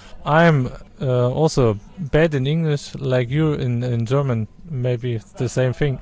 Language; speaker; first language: English; non-native, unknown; German